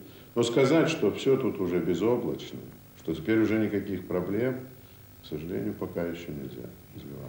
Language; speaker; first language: Russian; native; Russian